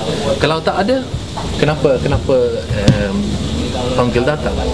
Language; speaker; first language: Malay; non-native, fluent; English